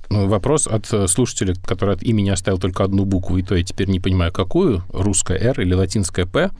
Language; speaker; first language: Russian; native; Russian